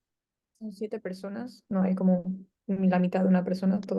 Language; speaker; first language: Spanish; non-native, learner; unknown